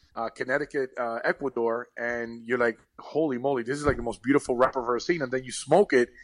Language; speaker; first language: English; early bilingual, other home language; Spanish